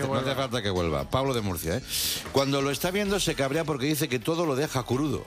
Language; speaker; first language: Spanish; native; Spanish